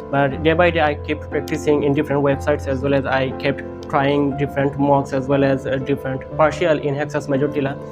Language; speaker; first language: English; non-native, local second language; Bangla